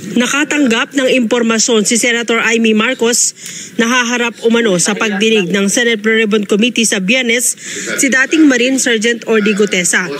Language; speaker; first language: Filipino; native; Filipino